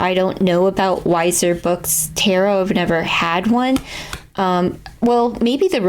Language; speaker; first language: English; native; English